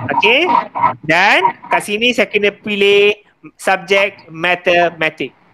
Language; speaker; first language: Malay; non-native, local second language; Tamil